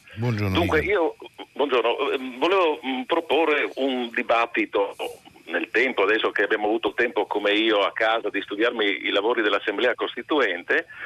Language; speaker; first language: Italian; native; Italian